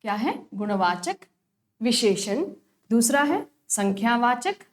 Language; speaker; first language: Hindi; non-native, local second language; Kannada